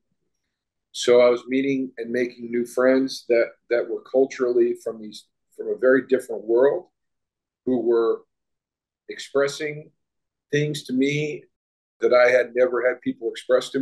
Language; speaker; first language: English; native; English